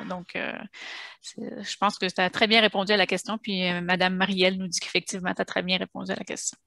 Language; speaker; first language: French; native; French